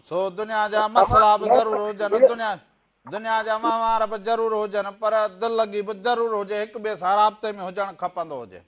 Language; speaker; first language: Sindhi; native; Sindhi